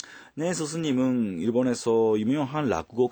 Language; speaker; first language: Korean; non-native, fluent; Japanese